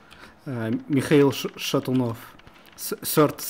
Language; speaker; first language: English; non-native, learner; Russian